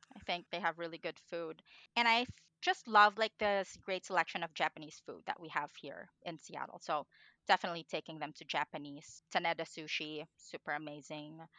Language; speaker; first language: English; non-native, local second language; Filipino